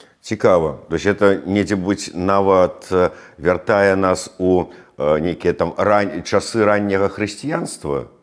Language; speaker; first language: Belarusian; native; Belarusian